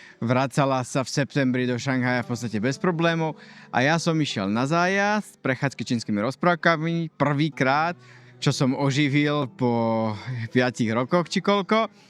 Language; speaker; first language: Slovak; native; Slovak